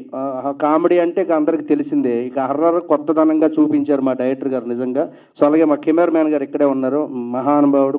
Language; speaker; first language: Telugu; native; Telugu